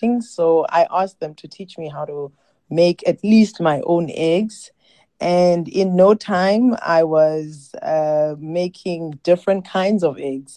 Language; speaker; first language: English; non-native, local second language; Xhosa